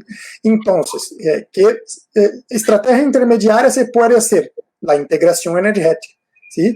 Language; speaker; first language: Spanish; non-native, fluent; Portuguese